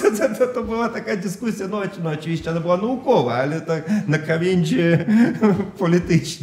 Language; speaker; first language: Polish; non-native, fluent; Russian